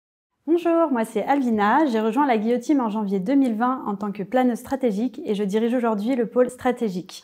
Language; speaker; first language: French; native; French